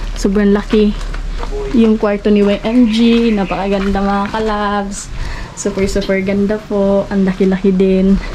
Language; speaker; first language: Filipino; non-native, local second language; Masbatenyo